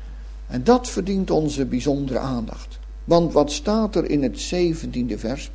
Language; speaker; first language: Dutch; native; Dutch